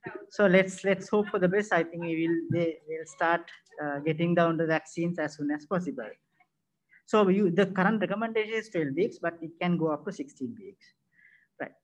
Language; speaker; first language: English; non-native, local second language; Sinhala